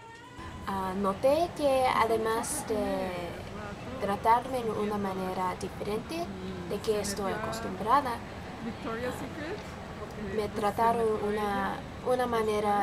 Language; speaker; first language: Spanish; non-native, learner; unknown